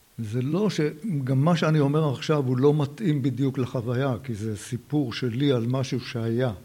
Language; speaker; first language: Hebrew; native; Hebrew